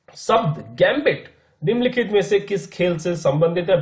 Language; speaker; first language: Hindi; native; Hindi